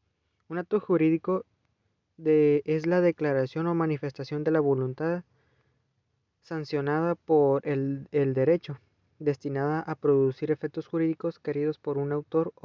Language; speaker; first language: Spanish; native; Spanish